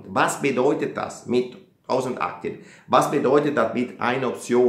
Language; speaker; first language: German; non-native, fluent; Italian